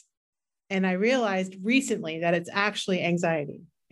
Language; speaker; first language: English; native; English